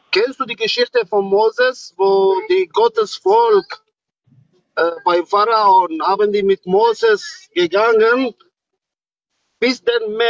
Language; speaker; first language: German; non-native, learner; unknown